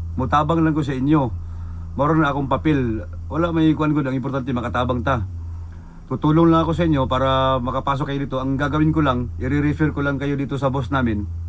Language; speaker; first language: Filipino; non-native, local second language; Cebuano